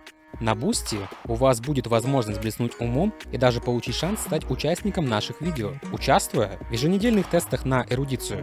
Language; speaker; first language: Russian; native; Russian